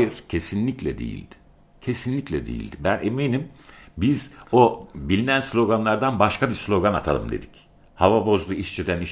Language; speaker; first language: Turkish; native; Turkish